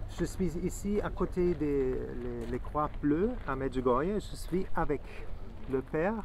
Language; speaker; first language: French; non-native, fluent; German